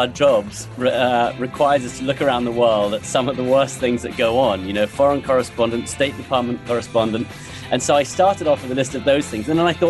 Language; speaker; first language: English; native; English